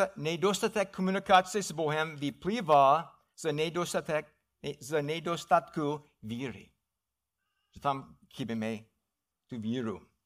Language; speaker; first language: Czech; non-native, fluent; English